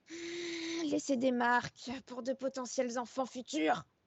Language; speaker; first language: French; native; French